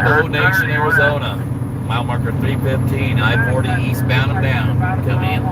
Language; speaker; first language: English; native; English